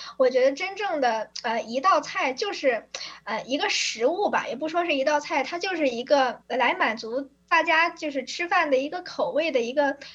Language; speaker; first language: Chinese; native; Chinese